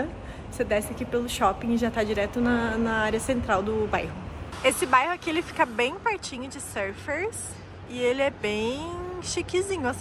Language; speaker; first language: Portuguese; native; Portuguese